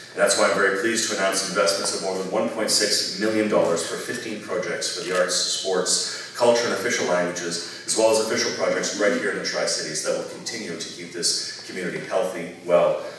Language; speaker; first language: English; native; English